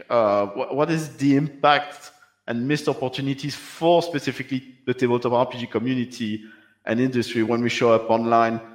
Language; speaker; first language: English; non-native, fluent; French